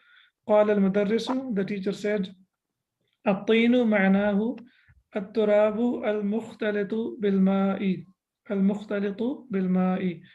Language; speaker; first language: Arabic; non-native, fluent; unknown